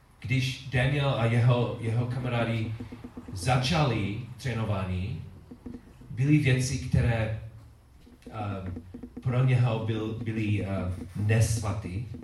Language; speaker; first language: Czech; non-native, learner; English